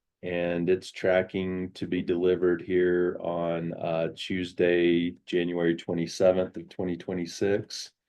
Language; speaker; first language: English; native; English